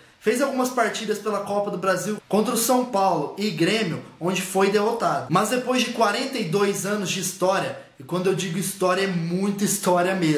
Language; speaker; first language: Portuguese; native; Portuguese